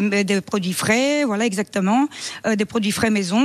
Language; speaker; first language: French; non-native, fluent; Romanian